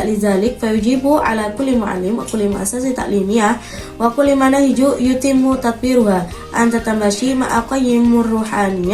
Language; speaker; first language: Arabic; non-native, learner; Indonesian